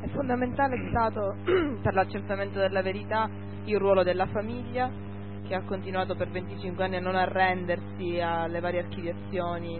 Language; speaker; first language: Italian; native; Italian